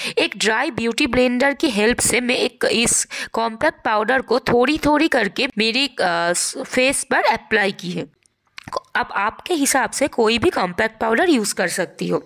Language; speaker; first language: Hindi; non-native, local second language; Bangla